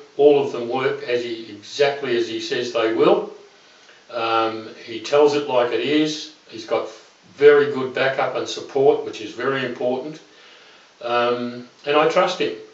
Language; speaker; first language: English; native; English